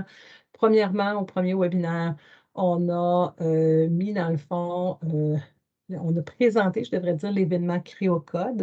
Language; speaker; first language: French; native; French